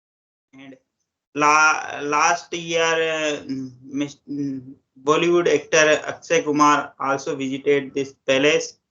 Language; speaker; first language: English; non-native, local second language; Hindi